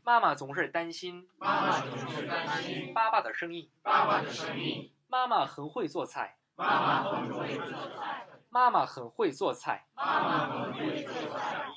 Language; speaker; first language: Chinese; non-native, fluent; Korean